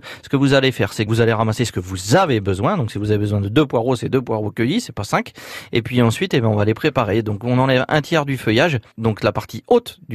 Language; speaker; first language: French; native; French